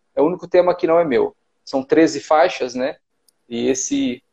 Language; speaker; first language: Portuguese; native; Portuguese